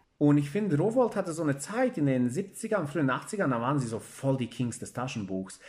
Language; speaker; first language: German; early bilingual, other home language; Bosnian